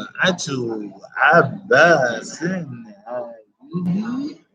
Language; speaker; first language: Arabic; non-native, fluent; English